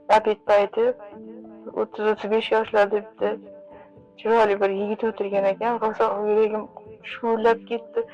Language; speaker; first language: Uzbek; native; Uzbek